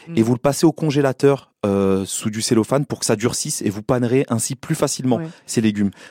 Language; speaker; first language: French; native; French